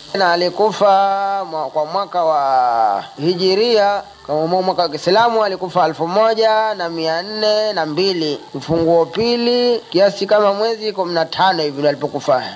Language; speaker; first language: Swahili; native; Swahili